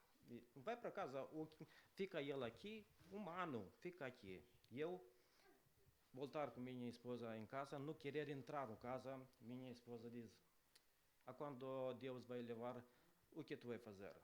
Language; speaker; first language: Portuguese; non-native, learner; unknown